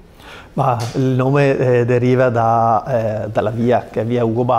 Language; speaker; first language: Italian; native; Italian